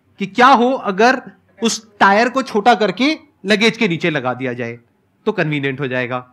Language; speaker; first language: Hindi; native; Hindi